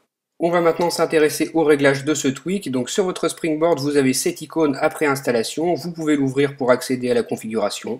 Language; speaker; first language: French; native; French